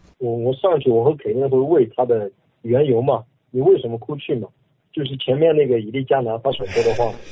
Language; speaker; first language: Chinese; native; Chinese